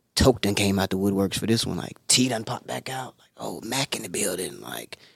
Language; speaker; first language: English; native; English